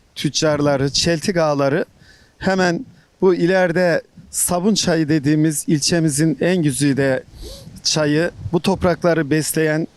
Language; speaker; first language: Turkish; native; Turkish